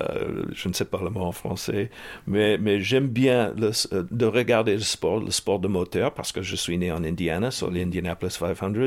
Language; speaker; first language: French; early bilingual, heritage; English